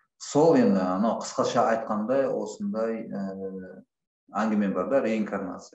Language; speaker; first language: Kazakh; non-native, local second language; Russian